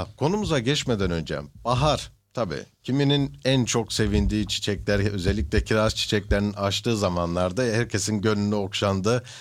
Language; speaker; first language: Turkish; early bilingual, heritage; Turkish